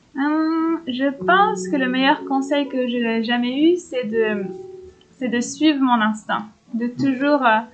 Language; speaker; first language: French; native; French